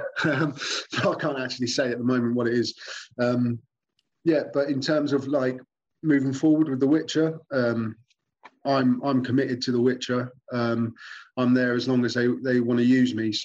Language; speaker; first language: English; native; English